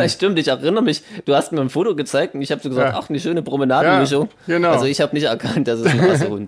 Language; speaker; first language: German; native; German